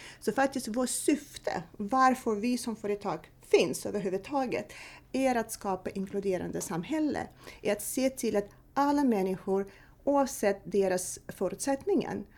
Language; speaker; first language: Swedish; non-native, fluent; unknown